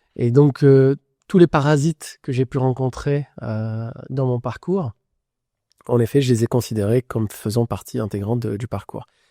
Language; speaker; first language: French; non-native, local second language; Arabic